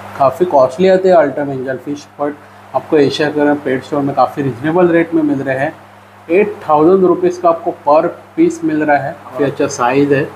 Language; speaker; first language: Hindi; non-native, local second language; Marathi